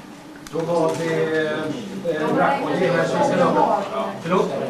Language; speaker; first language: Swedish; native; Swedish